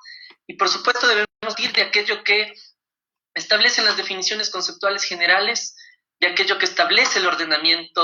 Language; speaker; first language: Spanish; native; Spanish